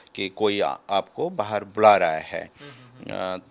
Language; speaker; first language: Hindi; native; Hindi